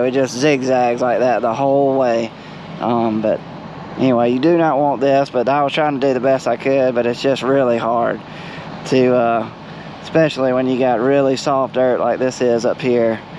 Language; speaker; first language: English; native; English